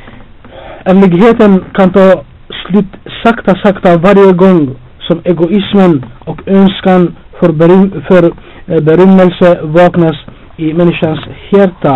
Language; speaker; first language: Swedish; non-native, fluent; Albanian